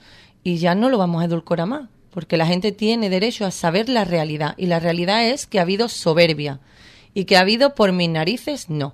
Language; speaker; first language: Spanish; native; Spanish